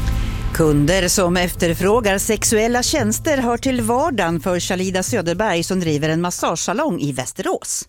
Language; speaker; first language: Swedish; native; Swedish